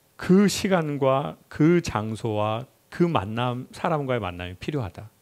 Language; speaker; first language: Korean; native; Korean